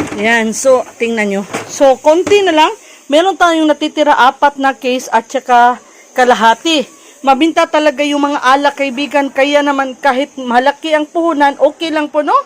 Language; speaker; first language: Filipino; non-native, local second language; Cebuano